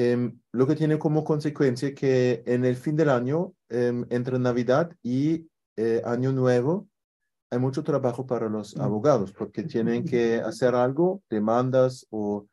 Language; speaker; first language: Spanish; non-native, fluent; German